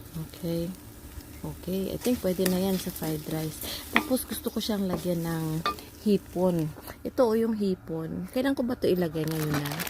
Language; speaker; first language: Filipino; non-native, local second language; Hiligaynon